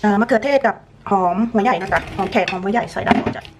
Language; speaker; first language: Thai; native; Thai